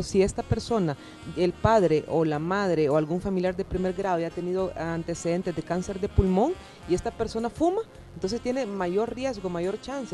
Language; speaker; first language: Spanish; native; Spanish